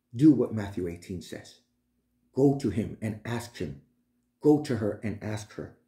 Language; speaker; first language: English; early bilingual, other home language; Spanish